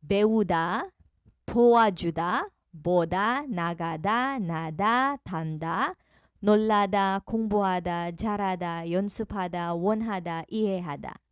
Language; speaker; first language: Korean; non-native, fluent; Filipino